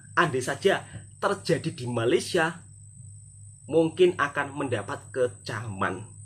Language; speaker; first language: Indonesian; native; Indonesian